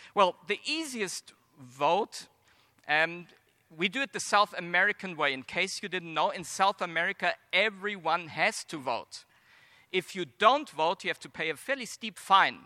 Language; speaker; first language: English; non-native, fluent; German